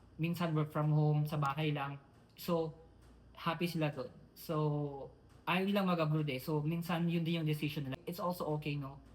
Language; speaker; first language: Filipino; non-native, local second language; Iloko